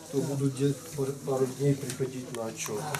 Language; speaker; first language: Russian; native; Russian